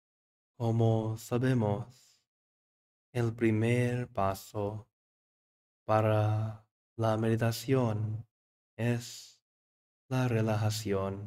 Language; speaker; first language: Spanish; non-native, fluent; English